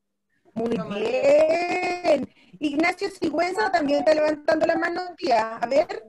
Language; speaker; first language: Spanish; native; Spanish